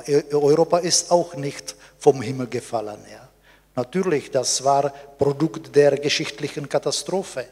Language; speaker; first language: German; non-native, fluent; Czech